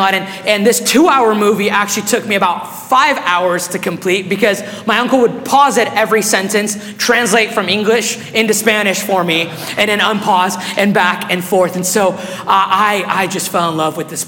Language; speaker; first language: English; non-native, fluent; Spanish